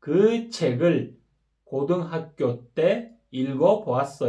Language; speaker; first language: Korean; non-native, fluent; Kyrgyz